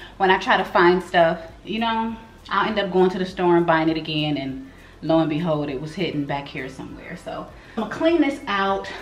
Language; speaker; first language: English; native; English